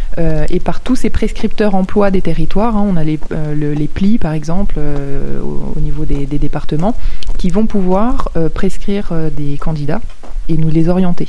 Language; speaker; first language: French; native; French